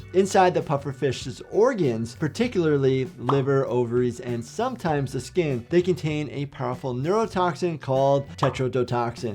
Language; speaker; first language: English; native; English